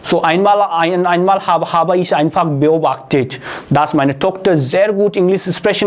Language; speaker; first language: German; non-native, fluent; Hindi